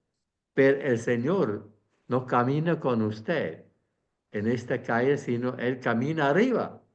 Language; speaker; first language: Spanish; non-native, fluent; Swiss German